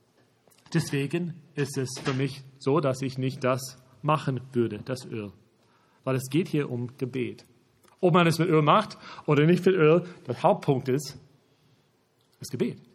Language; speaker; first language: German; non-native, fluent; English